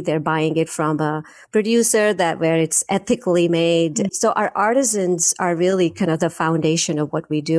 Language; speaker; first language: English; non-native, local second language; Hindi